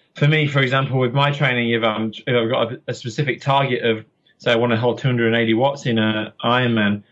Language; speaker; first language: English; native; English